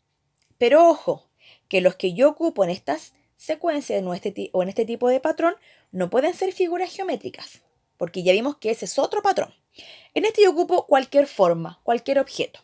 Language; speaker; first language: Spanish; native; Spanish